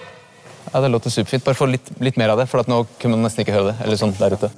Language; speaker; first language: Norwegian; native; Norwegian